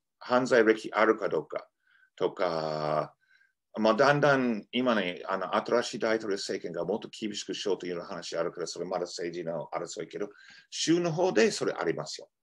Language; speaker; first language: Japanese; non-native, fluent; English